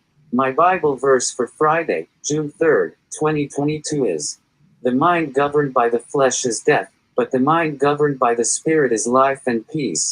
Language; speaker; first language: English; native; English